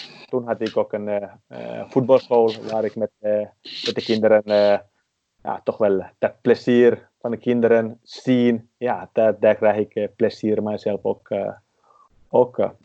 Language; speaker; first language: Dutch; non-native, fluent; Finnish